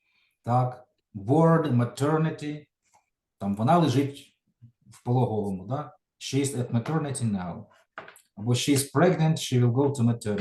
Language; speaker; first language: English; non-native, fluent; Ukrainian